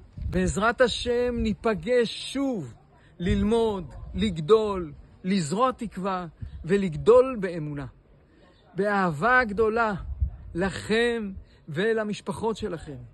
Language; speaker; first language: Hebrew; native; Hebrew